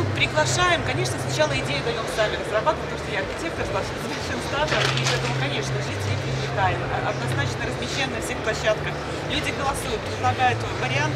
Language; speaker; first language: Russian; native; Russian